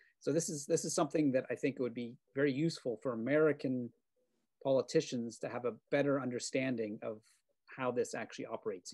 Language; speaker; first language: English; native; English